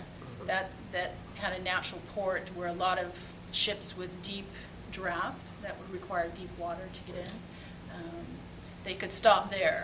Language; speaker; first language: English; native; English